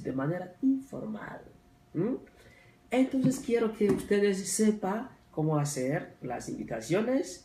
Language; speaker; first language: Spanish; non-native, fluent; French